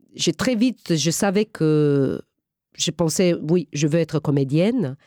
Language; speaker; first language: French; non-native, fluent; Romanian